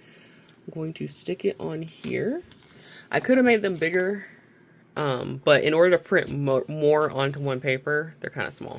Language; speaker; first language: English; native; English